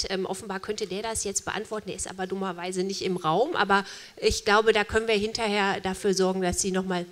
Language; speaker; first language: German; native; German